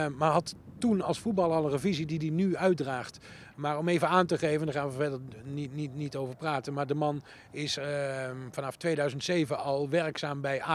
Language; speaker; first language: Dutch; native; Dutch